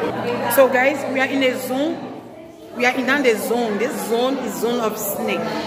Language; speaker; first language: English; non-native, learner; French